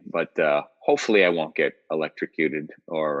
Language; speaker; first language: English; native; English